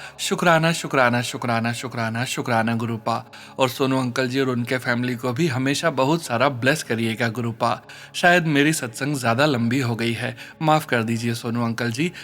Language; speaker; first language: Hindi; native; Hindi